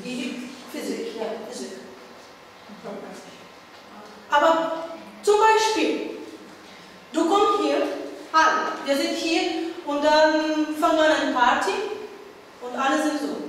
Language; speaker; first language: German; non-native, learner; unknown